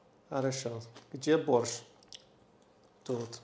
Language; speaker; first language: Russian; non-native, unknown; English